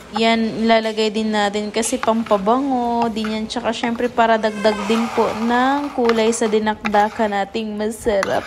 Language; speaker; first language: Filipino; non-native, local second language; Cebuano